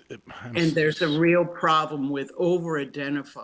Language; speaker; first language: English; native; English